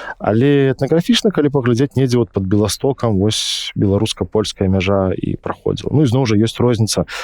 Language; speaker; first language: Belarusian; non-native, local second language; Russian